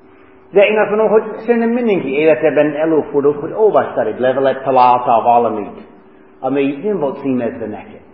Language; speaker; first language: Hungarian; non-native, fluent; English